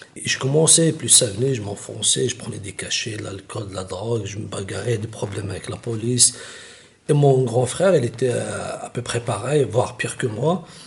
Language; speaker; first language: French; non-native, local second language; Kabyle